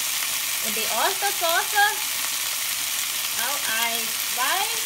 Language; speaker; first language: German; non-native, learner; Thai